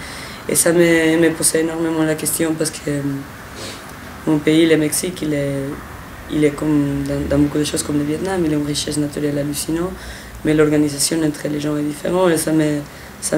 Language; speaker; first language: French; non-native, fluent; Spanish